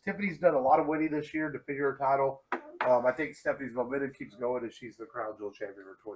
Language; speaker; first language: English; native; English